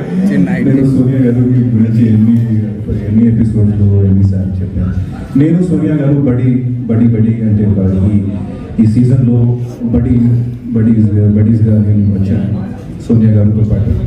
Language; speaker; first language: Telugu; non-native, fluent; Hindi